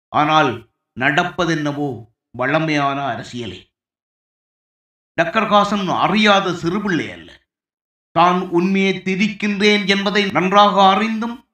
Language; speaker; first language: Tamil; native; Tamil